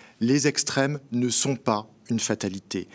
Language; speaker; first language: French; native; French